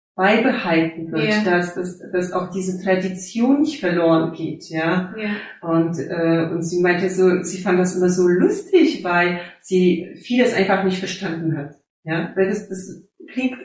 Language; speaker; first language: German; early bilingual, heritage; German